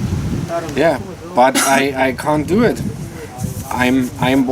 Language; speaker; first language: English; non-native, learner; German